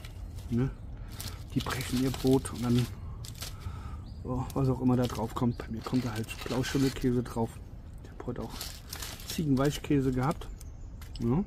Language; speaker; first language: German; native; German